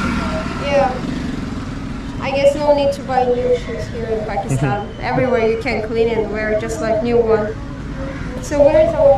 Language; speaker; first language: English; non-native, fluent; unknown